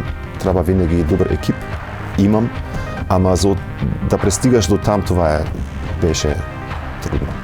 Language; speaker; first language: Bulgarian; non-native, fluent; German